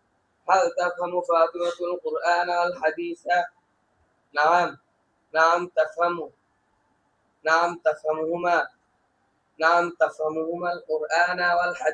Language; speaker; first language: Arabic; non-native, learner; Bangla